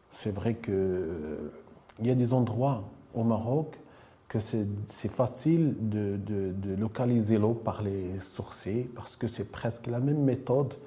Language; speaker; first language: French; non-native, local second language; Arabic